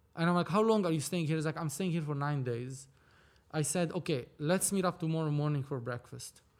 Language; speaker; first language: English; non-native, fluent; Arabic